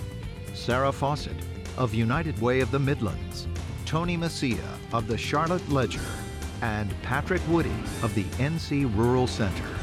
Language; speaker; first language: English; native; English